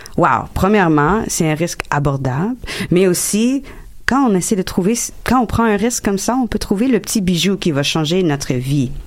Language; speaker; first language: French; non-native, local second language; English